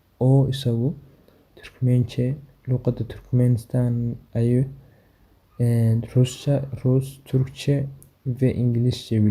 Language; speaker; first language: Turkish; non-native, fluent; Somali